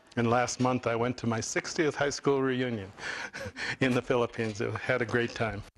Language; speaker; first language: English; native; English